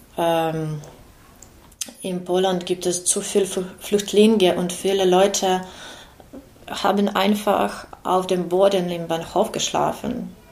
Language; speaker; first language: German; non-native, learner; Ukrainian